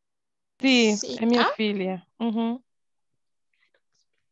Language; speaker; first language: Italian; non-native, learner; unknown